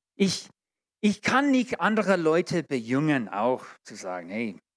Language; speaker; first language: German; non-native, learner; English